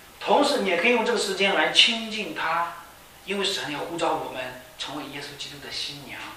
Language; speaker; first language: Chinese; native; Chinese